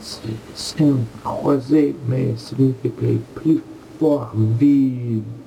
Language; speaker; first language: French; non-native, learner; English